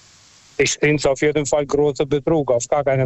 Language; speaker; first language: German; non-native, fluent; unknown